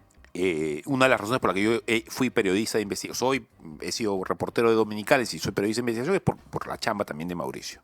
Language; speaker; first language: Spanish; native; Spanish